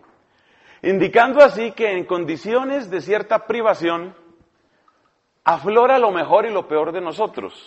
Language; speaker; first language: Spanish; native; Spanish